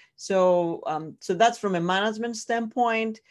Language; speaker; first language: English; non-native, fluent; Greek